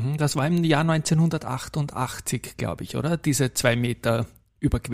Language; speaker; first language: German; native; German